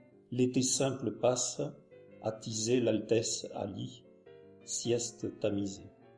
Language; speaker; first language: French; native; French